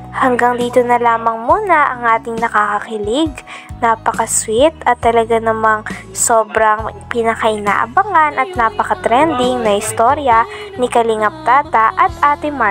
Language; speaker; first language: Filipino; native; Filipino